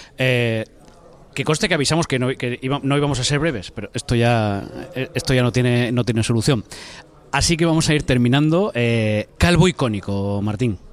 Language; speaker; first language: Spanish; native; Spanish